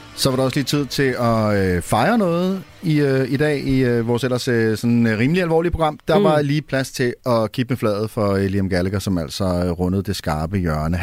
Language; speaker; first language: Danish; native; Danish